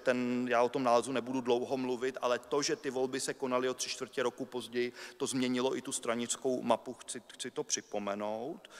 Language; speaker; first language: Czech; native; Czech